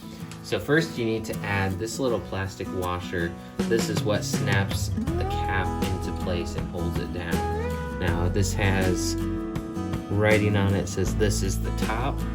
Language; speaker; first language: English; native; English